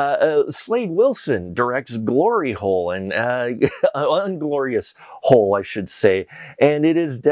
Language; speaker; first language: English; native; English